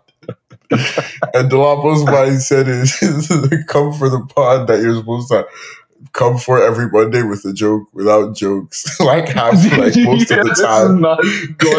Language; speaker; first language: English; non-native, local second language; Yoruba